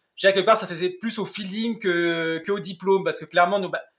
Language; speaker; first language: French; native; French